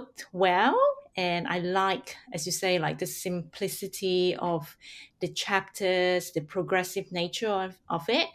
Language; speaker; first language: English; non-native, local second language; Hakka Chinese